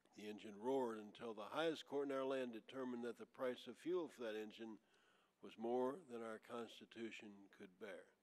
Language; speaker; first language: English; native; English